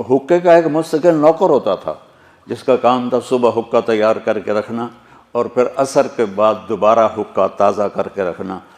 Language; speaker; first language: Urdu; non-native, local second language; Punjabi